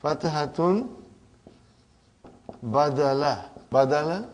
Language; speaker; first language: Arabic; non-native, fluent; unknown